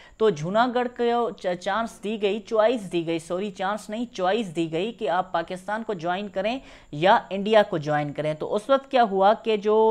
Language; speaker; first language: Urdu; non-native, local second language; Sindhi